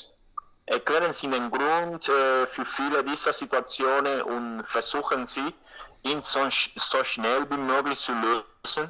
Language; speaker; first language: German; non-native, learner; Spanish